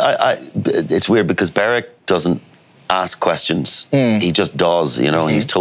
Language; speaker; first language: English; native; English